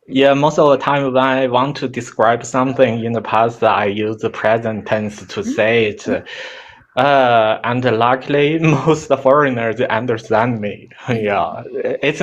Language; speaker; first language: English; non-native, learner; Chinese